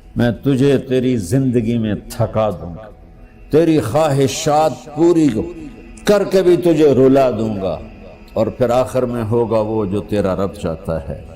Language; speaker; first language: Urdu; non-native, local second language; Punjabi